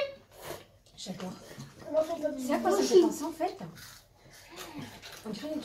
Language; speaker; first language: French; native; French